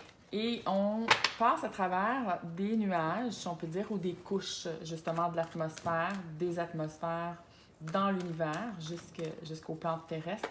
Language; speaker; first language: French; native; French